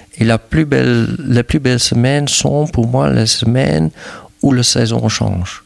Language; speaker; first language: French; non-native, local second language; Dutch